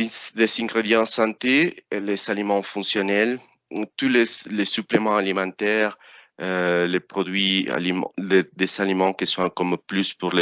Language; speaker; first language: French; non-native, fluent; Spanish